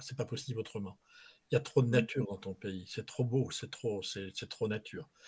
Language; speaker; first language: French; native; French